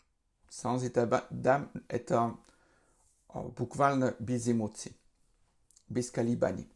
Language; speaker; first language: Russian; non-native, fluent; French